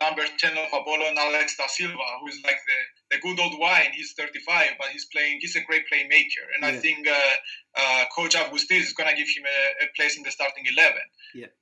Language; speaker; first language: English; non-native, fluent; Greek